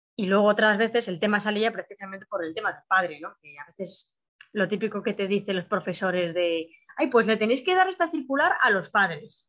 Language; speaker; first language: Spanish; native; Spanish